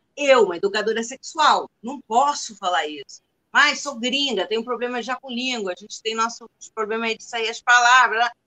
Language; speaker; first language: Portuguese; non-native, fluent; Spanish